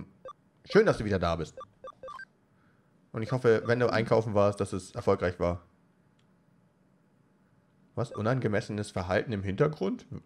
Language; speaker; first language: German; native; German